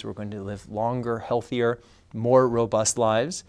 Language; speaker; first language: English; native; English